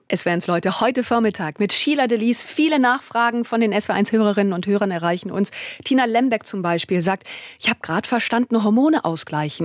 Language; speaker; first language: German; native; German